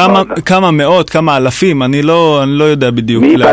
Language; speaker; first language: Hebrew; native; Hebrew